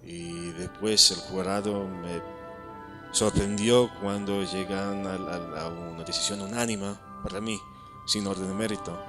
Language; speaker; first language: Spanish; non-native, fluent; Hebrew